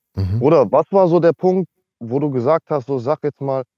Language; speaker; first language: German; native; German